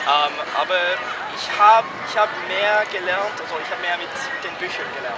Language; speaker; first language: German; non-native, learner; English